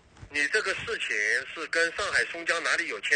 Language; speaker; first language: Chinese; native; Chinese